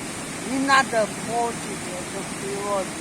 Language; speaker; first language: Russian; non-native, local second language; Kyrgyz